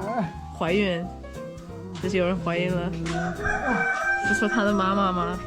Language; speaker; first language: Chinese; non-native, fluent; English